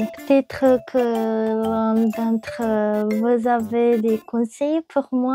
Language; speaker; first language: French; non-native, learner; Japanese